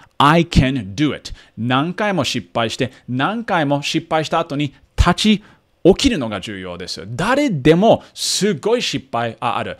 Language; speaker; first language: Japanese; early bilingual, heritage; Japanese